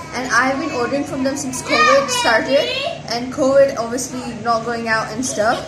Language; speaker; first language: English; native; English